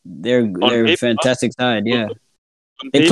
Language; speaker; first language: English; non-native, local second language; Akan